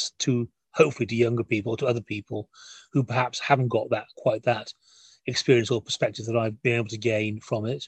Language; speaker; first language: English; native; English